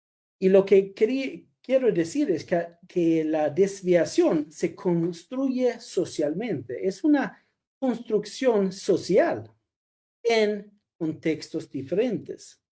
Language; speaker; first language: Spanish; non-native, fluent; Swedish